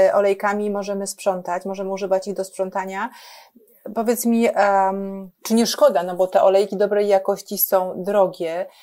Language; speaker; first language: Polish; native; Polish